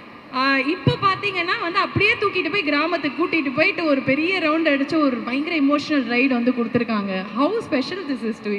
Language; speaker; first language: Tamil; native; Tamil